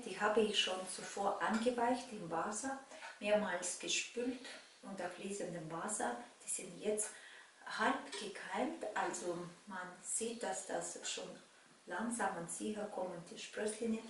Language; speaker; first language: German; non-native, fluent; Russian